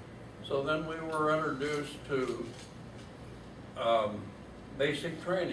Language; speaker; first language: English; native; English